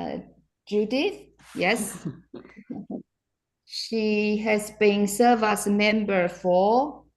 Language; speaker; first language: English; non-native, fluent; Chinese